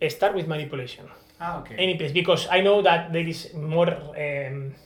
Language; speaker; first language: English; non-native, learner; Spanish